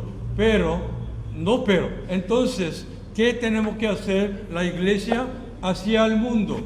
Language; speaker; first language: Spanish; non-native, fluent; Korean